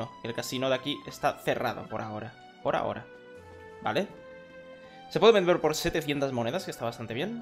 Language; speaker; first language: Spanish; native; Spanish